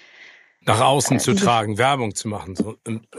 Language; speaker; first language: German; native; German